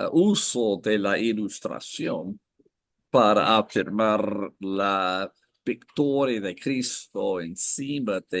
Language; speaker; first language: Spanish; non-native, fluent; English